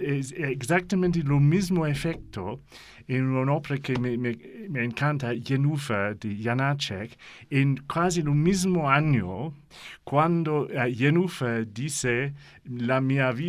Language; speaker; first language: Italian; non-native, learner; English